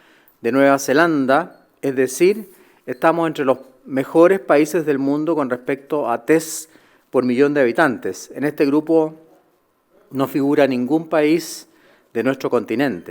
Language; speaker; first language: Spanish; native; Spanish